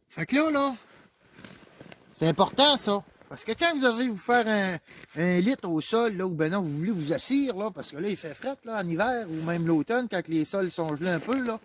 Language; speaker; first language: French; native; French